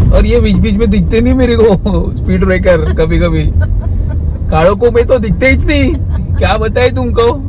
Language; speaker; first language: Hindi; non-native, local second language; Marathi